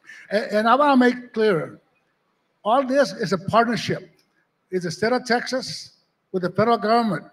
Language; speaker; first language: English; early bilingual, other home language; Spanish